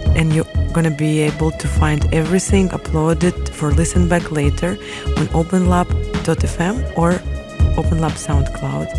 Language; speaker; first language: English; non-native, fluent; Ukrainian